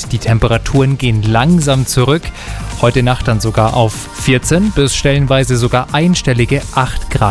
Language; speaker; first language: German; native; German